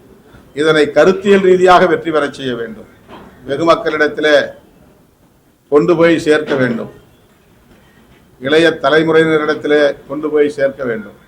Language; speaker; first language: Tamil; native; Tamil